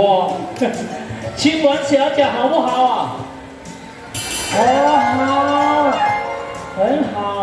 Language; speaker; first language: Chinese; non-native, learner; Thai